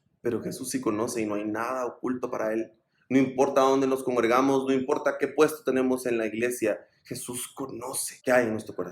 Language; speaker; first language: Spanish; native; Spanish